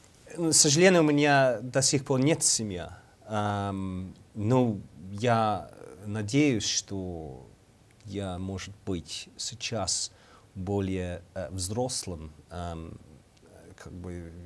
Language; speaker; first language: Russian; non-native, fluent; English